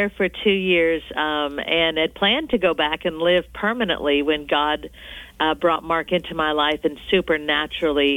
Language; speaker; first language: English; native; English